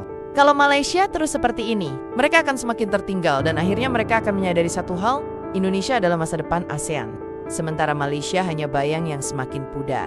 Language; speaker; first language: Indonesian; native; Indonesian